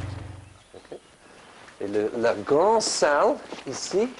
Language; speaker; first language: French; non-native, learner; English